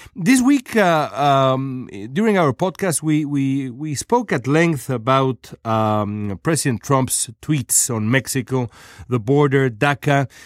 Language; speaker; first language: English; non-native, fluent; Spanish